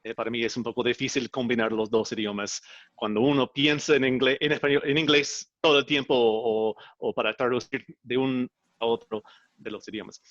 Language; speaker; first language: Spanish; non-native, fluent; English